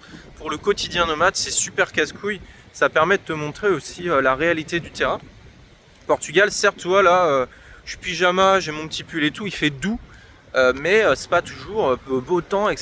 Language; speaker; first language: French; native; French